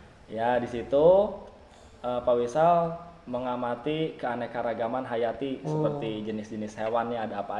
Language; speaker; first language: Indonesian; native; Indonesian